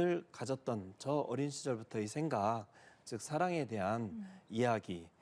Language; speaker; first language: Korean; native; Korean